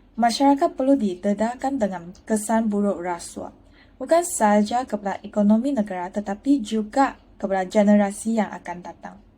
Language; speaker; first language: Malay; non-native, local second language; Chinese